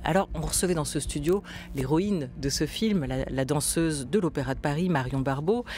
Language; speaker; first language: French; native; French